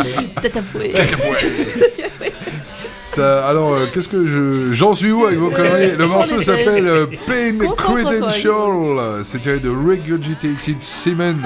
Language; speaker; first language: French; native; French